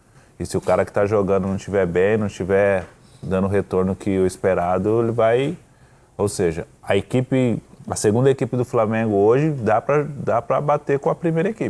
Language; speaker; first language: Portuguese; native; Portuguese